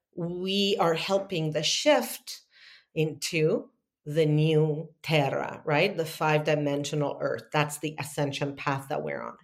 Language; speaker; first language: English; non-native, fluent; Spanish